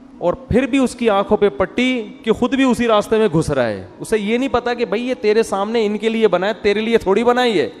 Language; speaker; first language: Urdu; native; Urdu